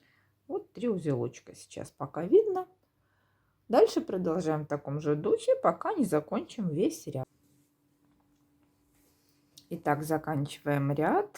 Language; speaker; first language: Russian; native; Russian